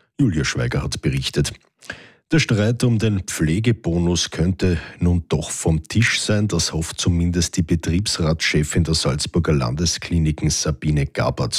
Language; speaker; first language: German; native; German